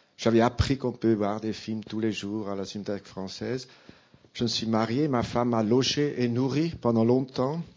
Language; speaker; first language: French; non-native, local second language; Italian